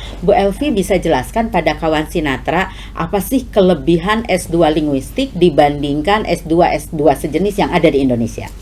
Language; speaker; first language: Indonesian; native; Indonesian